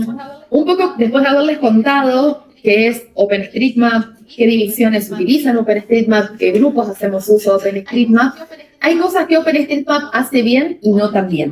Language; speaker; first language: Spanish; native; Spanish